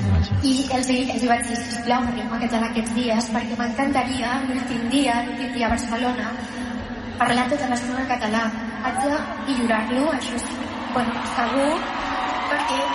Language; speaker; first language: Catalan; non-native, local second language; Spanish